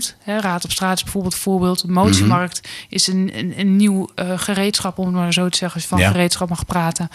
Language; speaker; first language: Dutch; native; Dutch